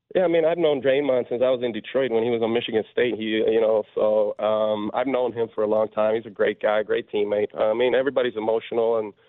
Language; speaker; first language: English; non-native, fluent; Swedish